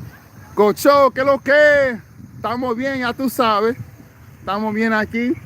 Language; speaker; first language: Spanish; non-native, fluent; English